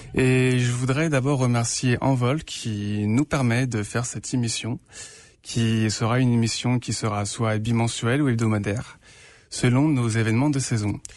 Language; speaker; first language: French; native; French